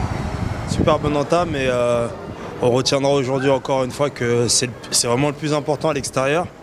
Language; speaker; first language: French; native; French